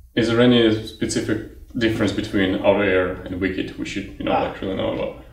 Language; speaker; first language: English; non-native, fluent; Russian